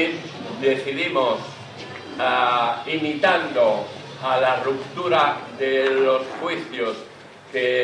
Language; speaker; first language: Spanish; native; Spanish